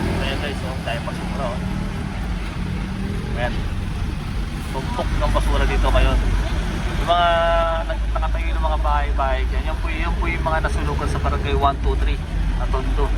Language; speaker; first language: Filipino; native; Filipino